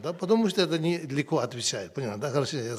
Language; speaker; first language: Russian; non-native, learner; Tibetan